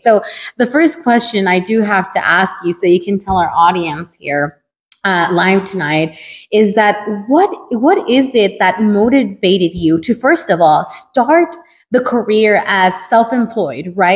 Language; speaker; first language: English; early bilingual, other home language; Spanish